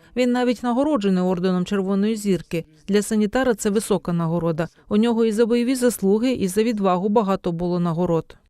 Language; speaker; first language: Ukrainian; native; Ukrainian